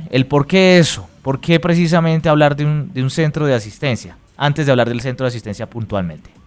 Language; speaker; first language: Spanish; native; Spanish